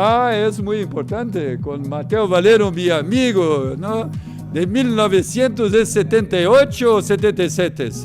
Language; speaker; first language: Spanish; non-native, learner; Portuguese